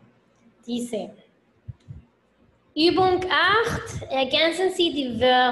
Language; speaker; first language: German; non-native, fluent; Spanish